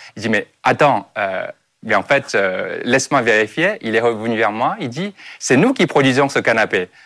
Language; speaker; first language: French; non-native, fluent; Chinese